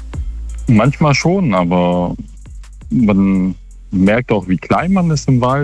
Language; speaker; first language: German; native; German